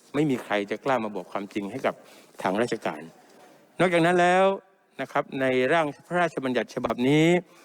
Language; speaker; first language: Thai; non-native, local second language; Pattani Malay